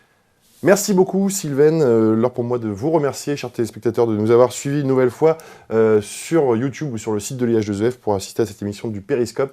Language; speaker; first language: French; native; French